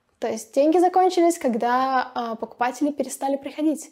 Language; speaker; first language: Russian; native; Russian